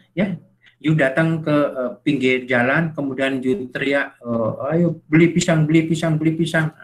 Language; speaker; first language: English; non-native, learner; Indonesian